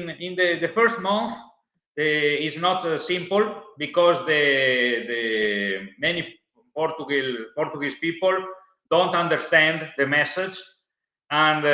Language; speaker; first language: English; non-native, learner; Italian